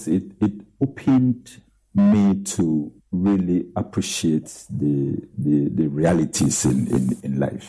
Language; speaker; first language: English; non-native, local second language; Akan